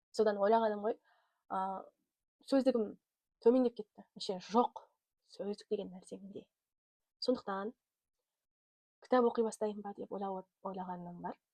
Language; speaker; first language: Kazakh; non-native, local second language; Russian